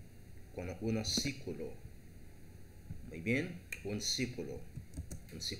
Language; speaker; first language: Spanish; non-native, learner; Haitian Creole